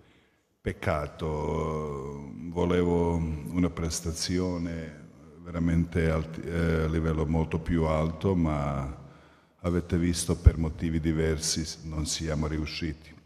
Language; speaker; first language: Italian; non-native, fluent; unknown